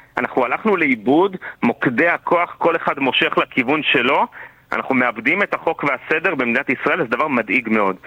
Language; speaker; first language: Hebrew; native; Hebrew